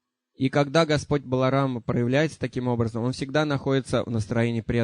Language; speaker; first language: Russian; native; Russian